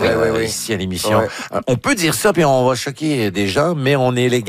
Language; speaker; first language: French; native; French